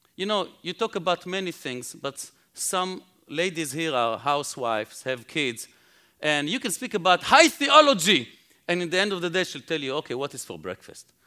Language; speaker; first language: English; non-native, fluent; Hebrew